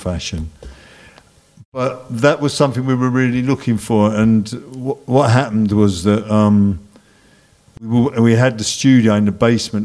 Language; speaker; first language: English; native; English